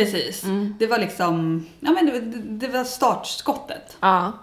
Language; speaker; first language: Swedish; native; Swedish